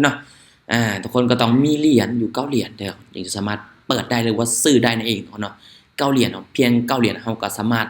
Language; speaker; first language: Thai; non-native, local second language; Lao